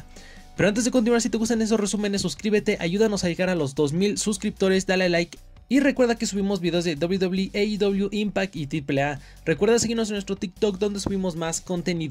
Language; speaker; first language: Spanish; native; Spanish